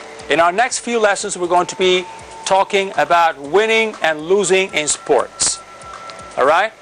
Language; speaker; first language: English; non-native, fluent; Spanish